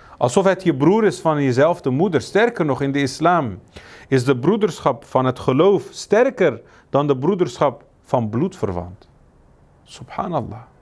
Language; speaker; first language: Dutch; early bilingual, other home language; Turkish